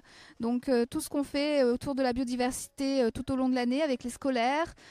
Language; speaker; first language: French; native; French